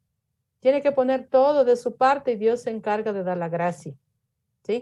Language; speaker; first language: Spanish; native; Spanish